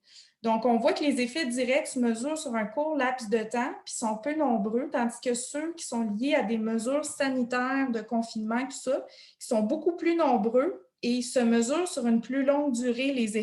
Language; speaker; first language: French; native; French